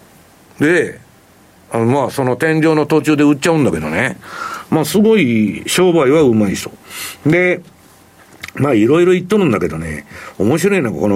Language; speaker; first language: Japanese; native; Japanese